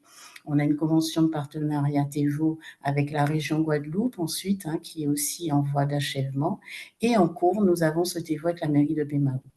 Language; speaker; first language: French; native; French